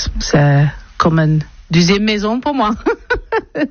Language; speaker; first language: French; non-native, learner; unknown